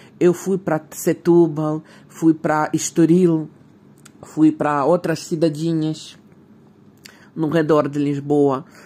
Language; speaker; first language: Portuguese; non-native, fluent; Ukrainian